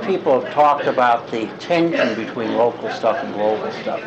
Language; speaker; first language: English; native; English